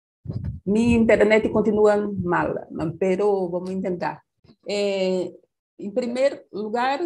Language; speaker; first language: Portuguese; non-native, fluent; Spanish